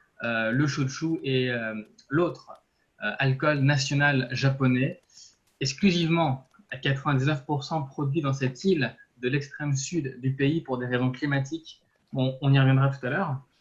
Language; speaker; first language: French; native; French